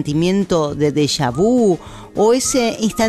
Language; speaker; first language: Spanish; native; Spanish